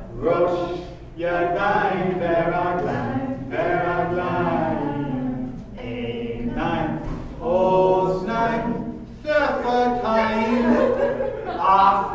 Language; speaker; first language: Hebrew; non-native, fluent; English